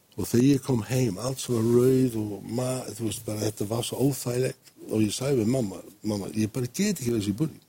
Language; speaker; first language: Icelandic; non-native, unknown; English